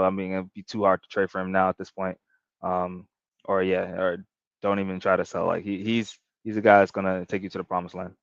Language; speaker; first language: English; native; English